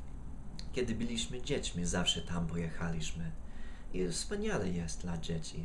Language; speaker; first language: Polish; non-native, fluent; English